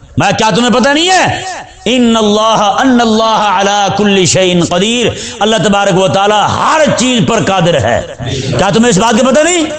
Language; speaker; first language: Urdu; non-native, local second language; Punjabi